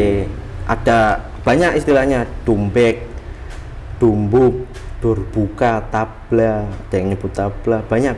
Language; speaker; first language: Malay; non-native, local second language; Javanese